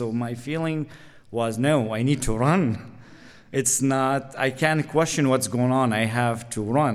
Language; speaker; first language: English; non-native, learner; Arabic